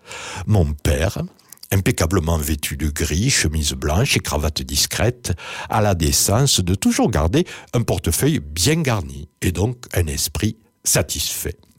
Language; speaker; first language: French; native; French